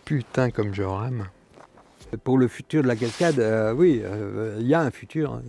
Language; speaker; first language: French; native; French